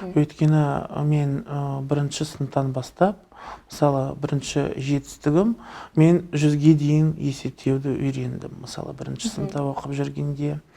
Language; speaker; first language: Kazakh; non-native, local second language; Russian